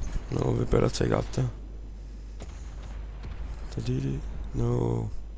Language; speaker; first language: English; non-native, fluent; Danish